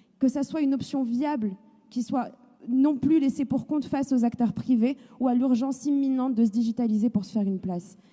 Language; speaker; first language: French; non-native, local second language; Arabic